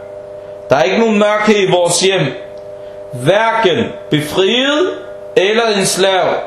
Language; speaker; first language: Danish; early bilingual, heritage; Danish